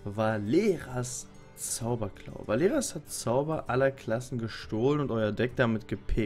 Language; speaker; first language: German; native; German